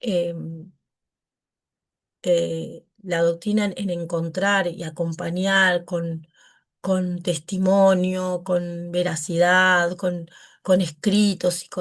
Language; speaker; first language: Spanish; native; Spanish